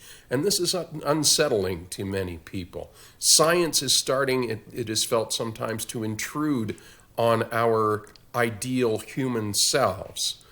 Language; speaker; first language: English; native; English